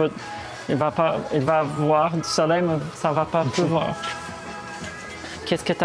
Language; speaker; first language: French; early bilingual, heritage; Portuguese